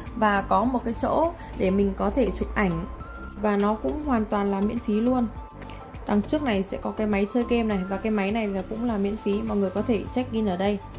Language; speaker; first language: Vietnamese; native; Vietnamese